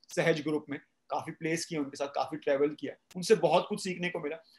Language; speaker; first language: Hindi; native; Hindi